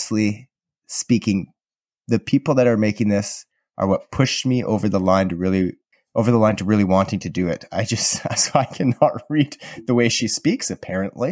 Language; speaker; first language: English; native; English